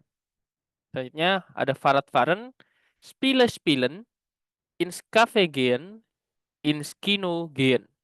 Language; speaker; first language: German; non-native, learner; Indonesian